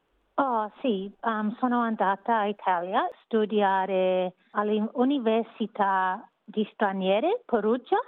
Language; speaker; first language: Italian; non-native, learner; English